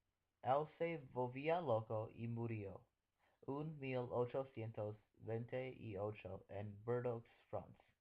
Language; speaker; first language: Spanish; non-native, learner; English